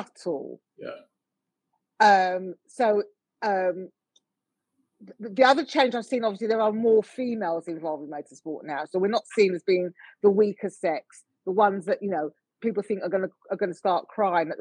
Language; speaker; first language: English; native; English